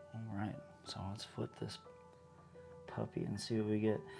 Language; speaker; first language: English; native; English